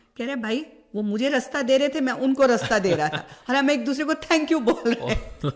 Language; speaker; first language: Urdu; non-native, local second language; Punjabi